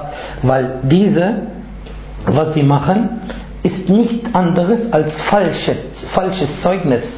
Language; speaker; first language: German; non-native, fluent; Arabic